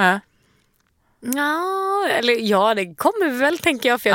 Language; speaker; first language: Swedish; native; Swedish